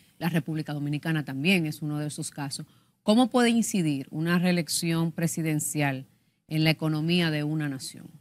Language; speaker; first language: Spanish; native; Spanish